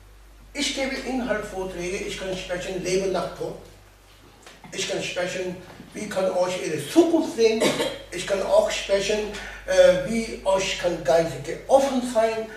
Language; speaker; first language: German; non-native, learner; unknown